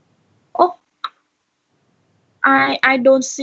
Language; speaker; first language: English; non-native, learner; Vietnamese